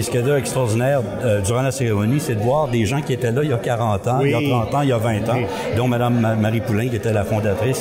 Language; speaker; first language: French; native; French